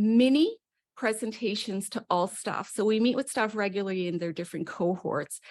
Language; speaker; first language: English; native; English